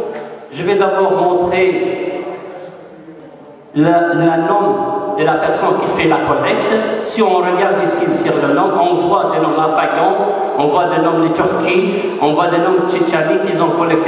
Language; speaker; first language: French; non-native, fluent; Arabic